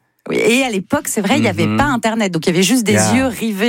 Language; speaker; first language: French; native; French